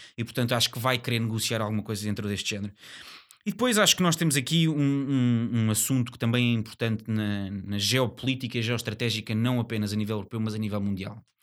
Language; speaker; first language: Portuguese; native; Portuguese